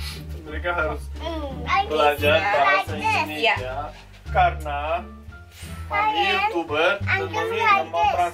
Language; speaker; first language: Indonesian; non-native, learner; Romanian